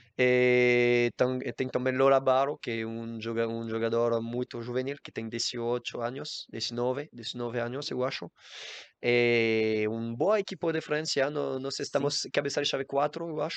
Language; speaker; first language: Portuguese; non-native, learner; French